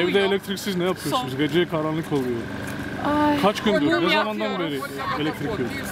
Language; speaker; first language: Turkish; native; Turkish